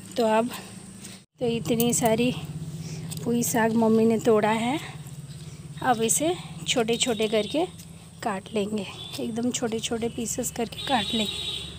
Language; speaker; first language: Hindi; non-native, local second language; Bangla